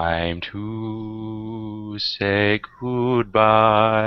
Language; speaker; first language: English; native; English